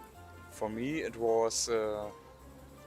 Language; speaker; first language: English; non-native, learner; German